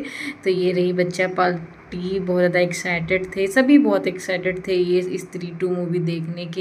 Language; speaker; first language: Hindi; native; Hindi